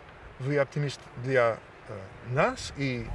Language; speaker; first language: Russian; non-native, learner; English